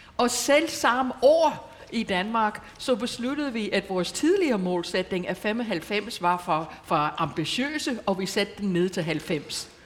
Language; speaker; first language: Danish; non-native, fluent; English